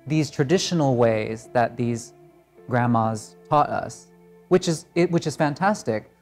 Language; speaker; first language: English; native; English